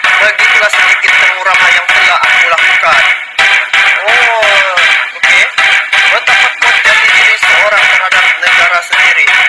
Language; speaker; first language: Malay; native; Malay